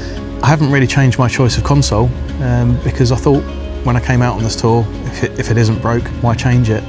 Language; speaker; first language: English; native; English